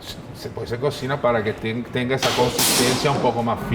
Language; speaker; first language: Spanish; native; Spanish